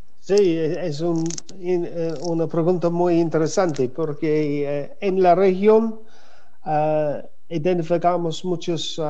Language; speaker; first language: Spanish; non-native, learner; English